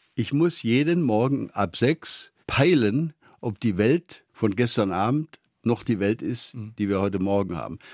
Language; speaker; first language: German; native; German